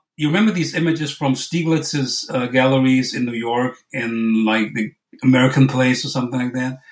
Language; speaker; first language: English; non-native, fluent; German